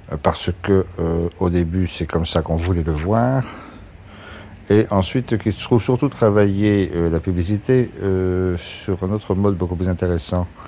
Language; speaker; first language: French; native; French